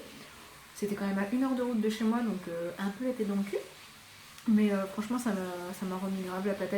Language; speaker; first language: French; native; French